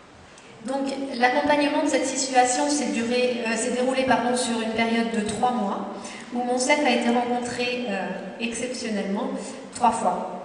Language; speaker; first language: French; native; French